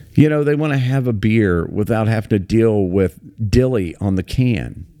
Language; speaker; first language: English; native; English